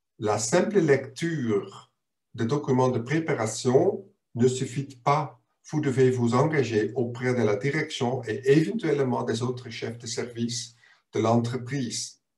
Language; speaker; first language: French; non-native, local second language; German